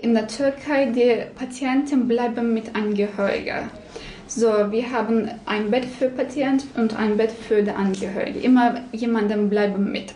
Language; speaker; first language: German; non-native, learner; Turkish